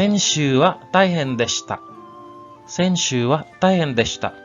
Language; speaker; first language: Japanese; non-native, learner; English